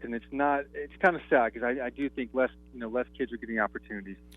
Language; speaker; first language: English; native; English